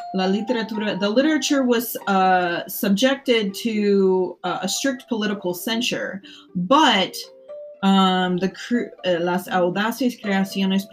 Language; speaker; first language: English; native; English